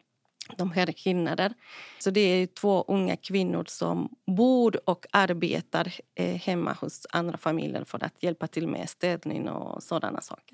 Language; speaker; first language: Swedish; non-native, fluent; Spanish